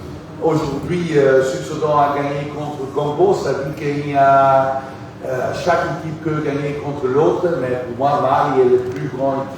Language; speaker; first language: French; non-native, fluent; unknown